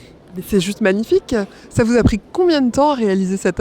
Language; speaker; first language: French; native; French